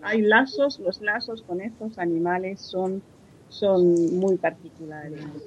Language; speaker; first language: Spanish; non-native, fluent; French